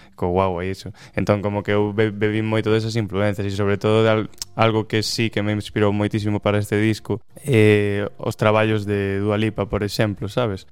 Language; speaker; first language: Galician; non-native, local second language; Spanish